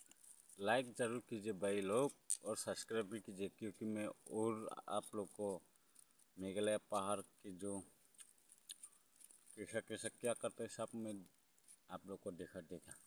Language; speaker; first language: Hindi; non-native, local second language; Garo